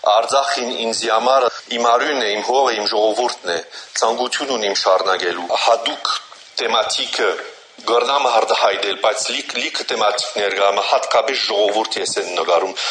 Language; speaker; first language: Armenian; early bilingual, heritage; Armenian